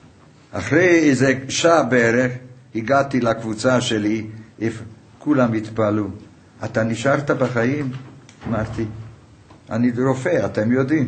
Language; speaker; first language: Hebrew; non-native, fluent; Hungarian